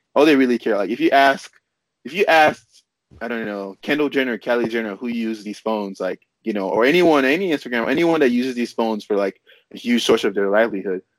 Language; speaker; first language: English; non-native, local second language; Yoruba